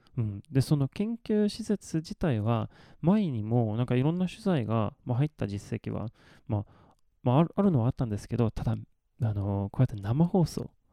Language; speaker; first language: Japanese; non-native, fluent; Swedish